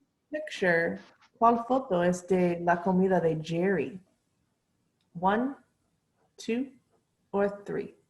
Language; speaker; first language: Spanish; non-native, learner; English